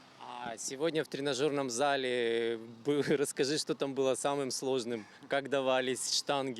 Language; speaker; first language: Russian; native; Russian